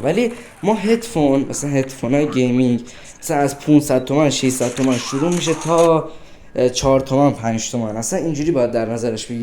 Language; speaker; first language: Persian; native; Persian